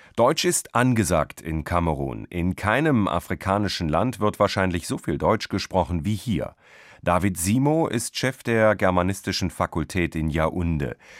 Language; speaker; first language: German; native; German